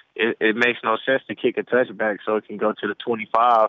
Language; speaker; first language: English; native; English